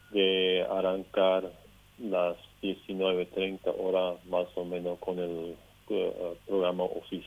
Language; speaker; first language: Spanish; non-native, local second language; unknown